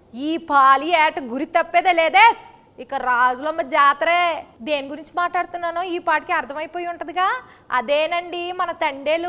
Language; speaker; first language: Telugu; native; Telugu